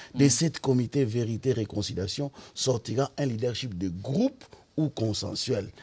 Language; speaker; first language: French; non-native, local second language; Lingala